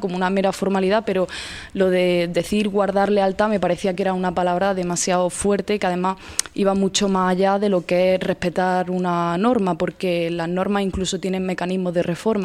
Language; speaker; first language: Spanish; native; Spanish